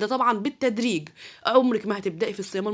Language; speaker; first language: Arabic; native; Arabic